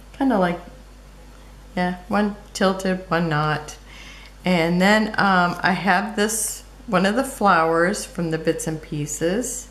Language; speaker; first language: English; native; English